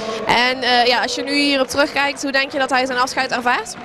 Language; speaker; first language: Dutch; native; Dutch